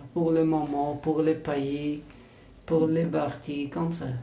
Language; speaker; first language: French; non-native, learner; Persian